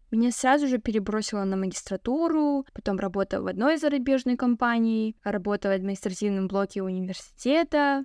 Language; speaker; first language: Russian; non-native, local second language; Kazakh